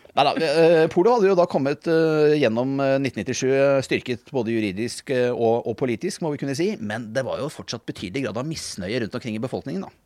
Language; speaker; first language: Norwegian; native; Norwegian